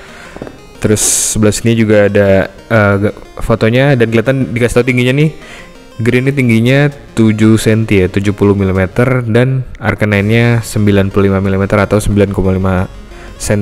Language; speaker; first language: Indonesian; native; Indonesian